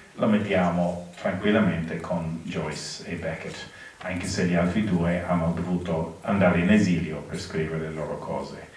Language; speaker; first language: Italian; non-native, fluent; English